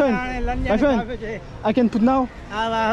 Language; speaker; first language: English; non-native, learner; French